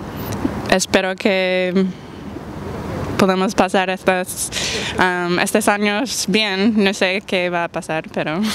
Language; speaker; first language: Spanish; non-native, learner; English